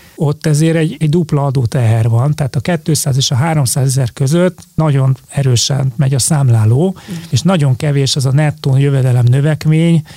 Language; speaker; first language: Hungarian; native; Hungarian